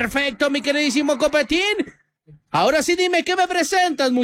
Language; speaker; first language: Spanish; native; Spanish